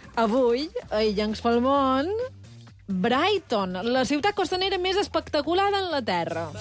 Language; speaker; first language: Catalan; native; Catalan